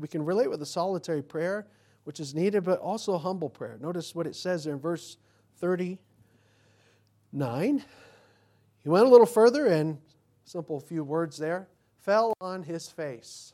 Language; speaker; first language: English; native; English